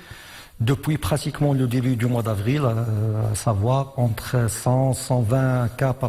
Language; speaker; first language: French; non-native, local second language; Arabic